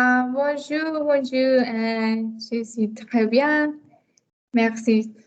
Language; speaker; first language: French; non-native, learner; Spanish